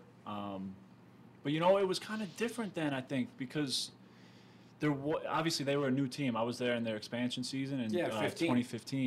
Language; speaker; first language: English; native; English